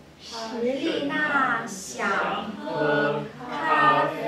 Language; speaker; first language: Chinese; non-native, learner; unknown